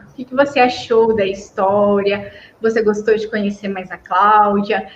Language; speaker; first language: Portuguese; native; Portuguese